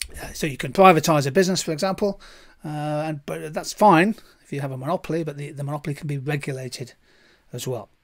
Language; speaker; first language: English; native; English